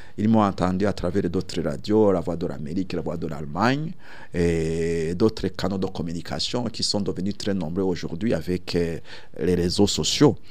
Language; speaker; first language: French; non-native, local second language; Rundi